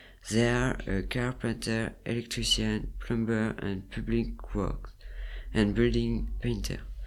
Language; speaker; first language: English; non-native, learner; French